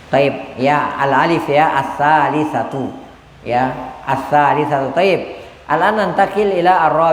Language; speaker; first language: Arabic; non-native, fluent; Indonesian